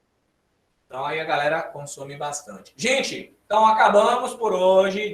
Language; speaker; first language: Portuguese; native; Portuguese